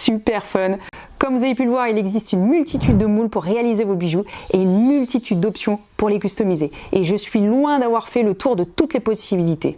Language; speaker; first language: French; native; French